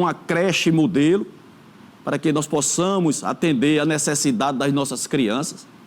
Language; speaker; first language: Portuguese; native; Portuguese